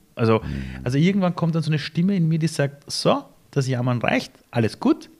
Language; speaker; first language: German; early bilingual, other home language; Persian